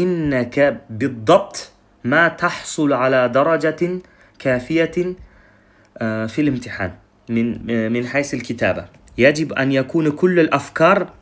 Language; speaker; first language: Arabic; non-native, fluent; Uzbek